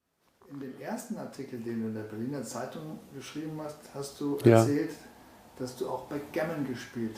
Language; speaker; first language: German; native; German